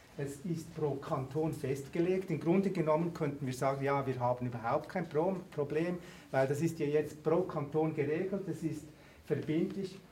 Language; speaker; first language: German; native; German